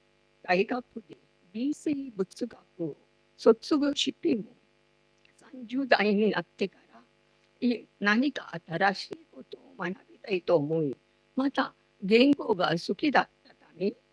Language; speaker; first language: Japanese; non-native, fluent; Marathi